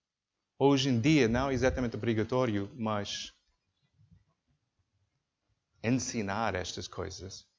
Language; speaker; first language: Portuguese; non-native, learner; English